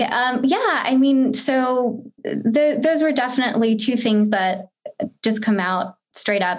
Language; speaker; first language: English; early bilingual, other home language; Spanish